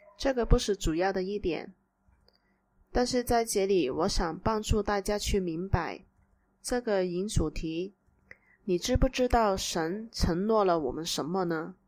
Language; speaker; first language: Chinese; native; Chinese